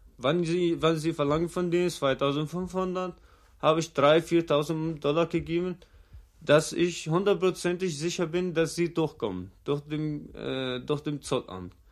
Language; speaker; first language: German; non-native, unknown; Arabic